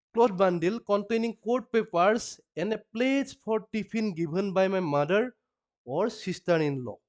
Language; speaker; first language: English; non-native, local second language; Assamese